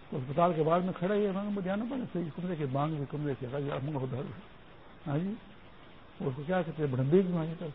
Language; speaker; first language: Urdu; non-native, local second language; Pashto